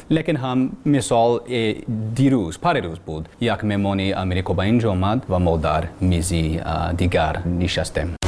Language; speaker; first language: Tajik; non-native, learner; English